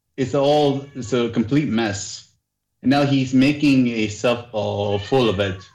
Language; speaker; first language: English; non-native, learner; Arabic